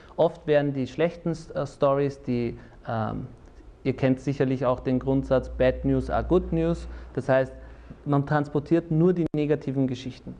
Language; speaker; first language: German; early bilingual, other home language; Turkish